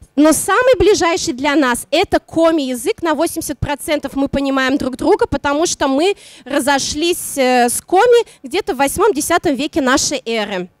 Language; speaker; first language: Russian; non-native, local second language; Udmurt